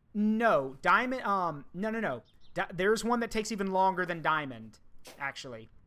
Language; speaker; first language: English; native; English